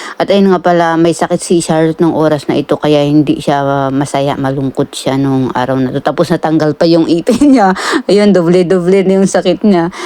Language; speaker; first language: Filipino; native; Filipino